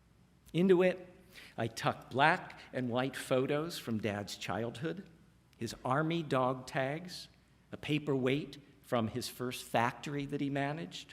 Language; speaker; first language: English; native; English